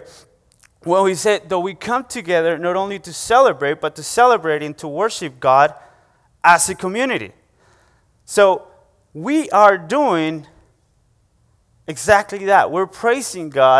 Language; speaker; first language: English; non-native, fluent; Spanish